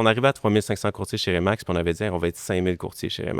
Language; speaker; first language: French; native; French